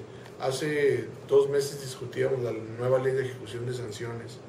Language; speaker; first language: Spanish; native; Spanish